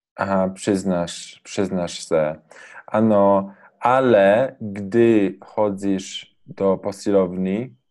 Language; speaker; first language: Czech; non-native, learner; Polish